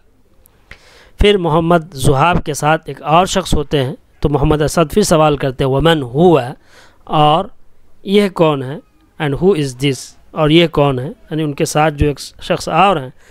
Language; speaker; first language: Urdu; native; Urdu